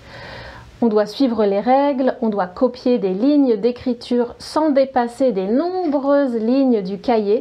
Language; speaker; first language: French; native; French